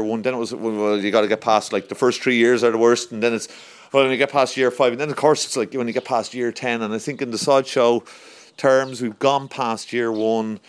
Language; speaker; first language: English; native; English